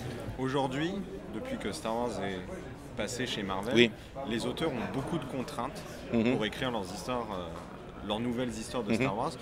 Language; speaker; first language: French; native; French